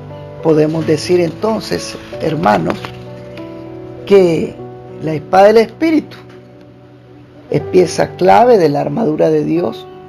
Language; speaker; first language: Spanish; native; Spanish